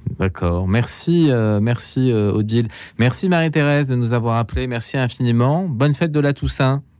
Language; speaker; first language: French; native; French